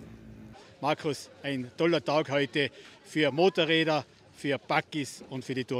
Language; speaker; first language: German; native; German